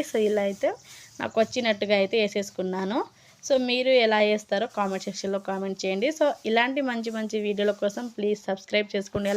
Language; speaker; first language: Telugu; non-native, local second language; Lambadi